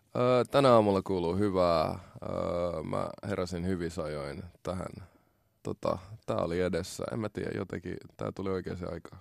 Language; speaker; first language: Finnish; early bilingual, other home language; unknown